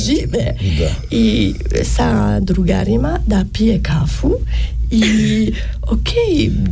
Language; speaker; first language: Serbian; non-native, learner; French